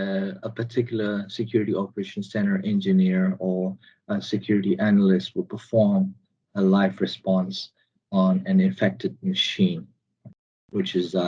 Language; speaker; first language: English; non-native, fluent; Burmese